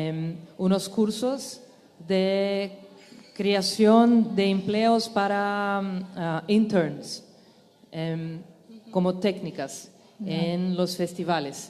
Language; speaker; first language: Spanish; non-native, learner; Portuguese